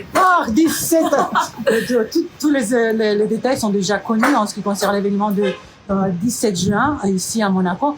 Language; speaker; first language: French; non-native, fluent; Romanian